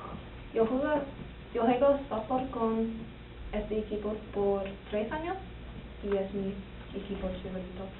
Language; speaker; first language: Spanish; non-native, learner; English